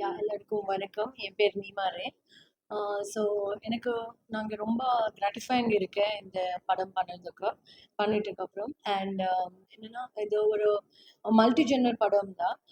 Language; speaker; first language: Tamil; non-native, fluent; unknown